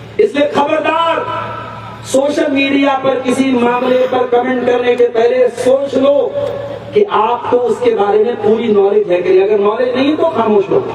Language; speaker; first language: Urdu; native; Urdu